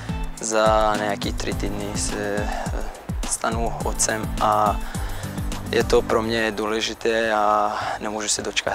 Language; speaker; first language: Czech; non-native, fluent; Serbian